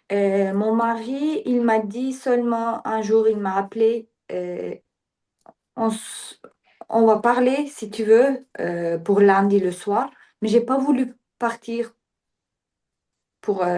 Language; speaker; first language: French; non-native, learner; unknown